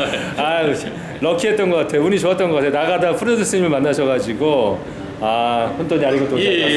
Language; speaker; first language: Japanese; non-native, learner; Korean